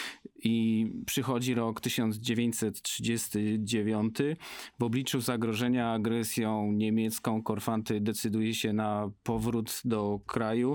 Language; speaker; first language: Polish; native; Polish